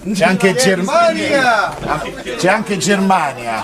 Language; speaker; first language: Italian; native; Italian